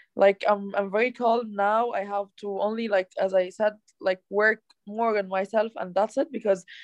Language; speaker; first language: English; non-native, fluent; Arabic